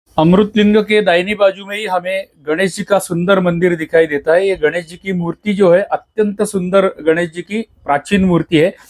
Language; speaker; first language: Hindi; non-native, local second language; Marathi